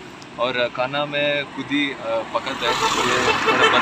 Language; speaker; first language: Hindi; non-native, local second language; Malayalam